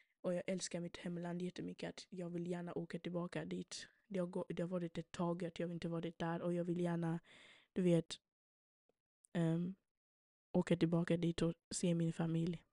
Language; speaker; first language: Swedish; early bilingual, other home language; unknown